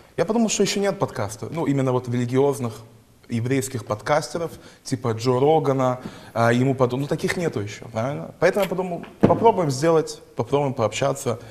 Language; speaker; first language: Russian; early bilingual, heritage; Russian